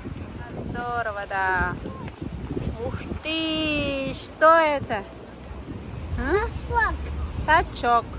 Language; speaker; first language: Russian; non-native, fluent; Mongolian